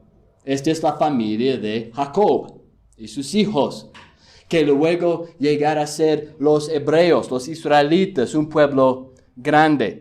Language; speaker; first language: Spanish; non-native, fluent; English